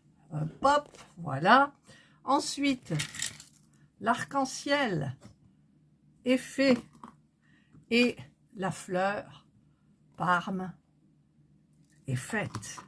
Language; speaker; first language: French; native; French